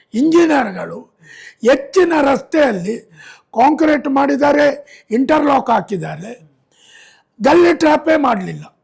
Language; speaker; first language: Kannada; native; Kannada